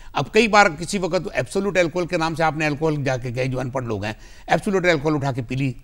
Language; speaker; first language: Hindi; native; Hindi